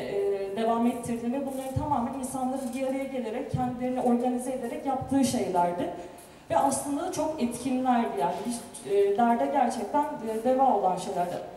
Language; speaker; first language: Turkish; native; Turkish